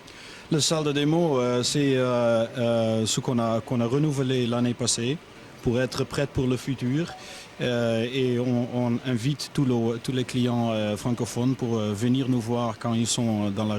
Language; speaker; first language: French; non-native, fluent; Dutch